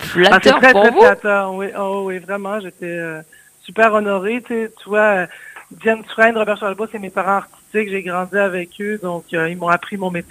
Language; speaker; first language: French; native; French